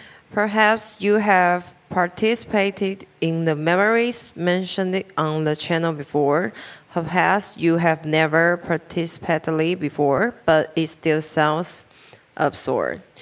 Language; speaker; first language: English; non-native, learner; Chinese